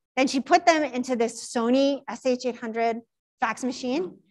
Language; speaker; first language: English; native; English